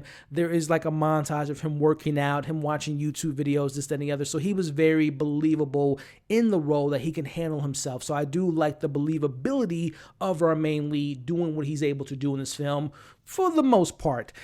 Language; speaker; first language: English; native; English